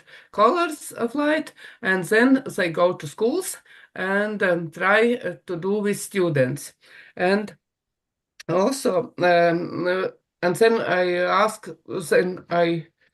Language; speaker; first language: English; non-native, learner; Latvian